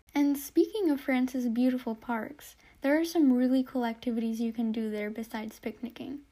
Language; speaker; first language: English; native; English